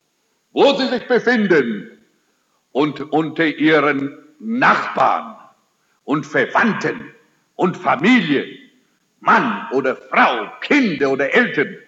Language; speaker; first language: German; early bilingual, heritage; German